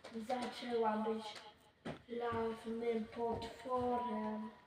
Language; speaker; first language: Polish; native; Polish